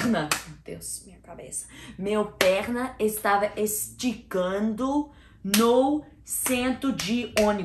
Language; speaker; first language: Portuguese; non-native, learner; English